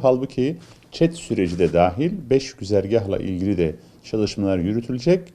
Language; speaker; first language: Turkish; native; Turkish